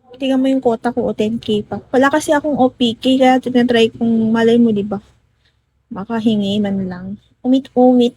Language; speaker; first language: Filipino; non-native, local second language; Iloko